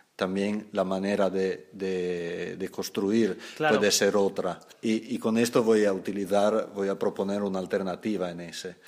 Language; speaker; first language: Spanish; non-native, fluent; Italian